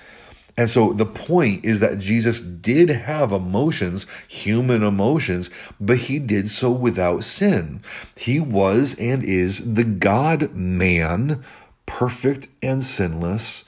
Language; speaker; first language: English; native; English